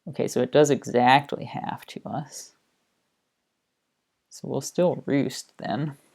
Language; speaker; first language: English; native; English